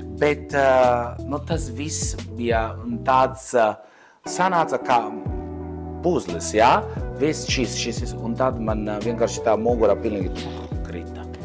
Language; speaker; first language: Latvian; non-native, fluent; Italian